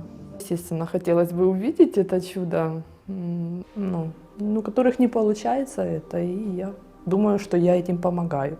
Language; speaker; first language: Russian; native; Russian